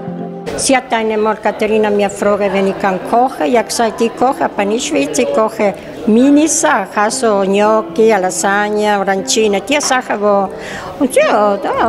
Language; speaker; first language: German; non-native, learner; Italian